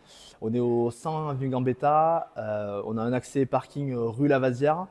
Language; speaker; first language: French; native; French